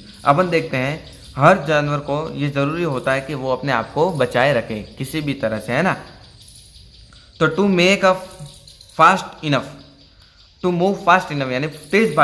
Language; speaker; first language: Hindi; native; Hindi